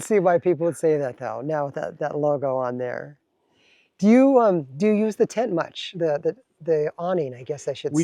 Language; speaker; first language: English; native; English